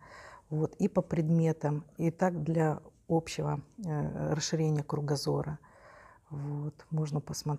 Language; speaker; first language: Russian; native; Russian